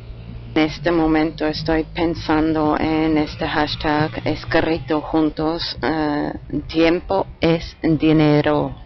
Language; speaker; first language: Spanish; non-native, fluent; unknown